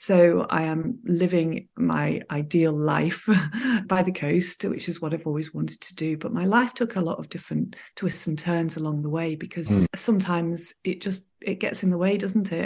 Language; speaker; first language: English; native; English